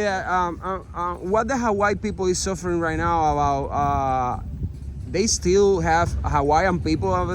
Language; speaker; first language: English; non-native, learner; Spanish